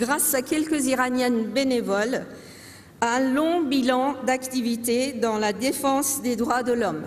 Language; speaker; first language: French; non-native, fluent; Persian